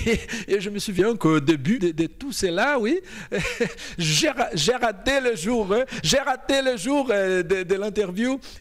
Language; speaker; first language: French; non-native, fluent; Portuguese